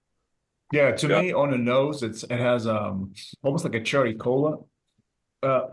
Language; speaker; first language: English; native; English